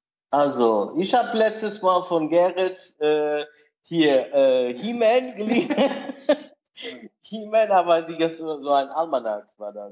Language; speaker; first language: German; non-native, learner; Portuguese